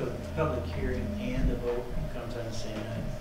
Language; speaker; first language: English; native; English